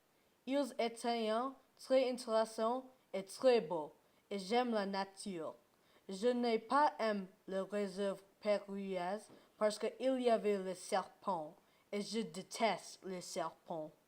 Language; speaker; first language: French; non-native, learner; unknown